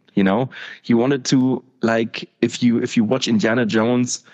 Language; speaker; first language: English; non-native, fluent; German